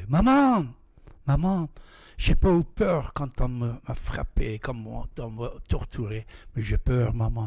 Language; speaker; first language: French; non-native, fluent; Persian